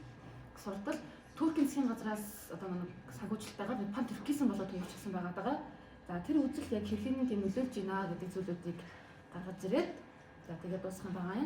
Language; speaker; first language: Mongolian; native; Mongolian